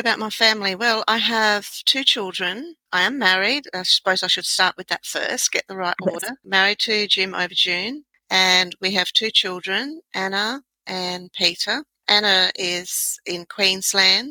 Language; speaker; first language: English; native; English